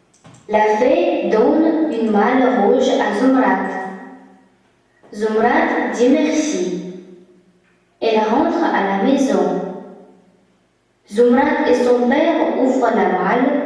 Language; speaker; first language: French; non-native, learner; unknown